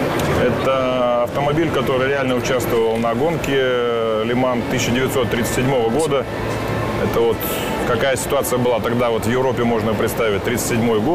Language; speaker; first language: Russian; native; Russian